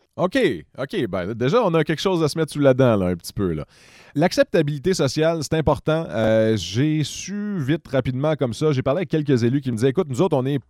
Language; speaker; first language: French; native; French